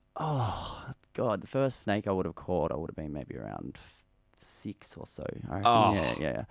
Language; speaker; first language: English; native; English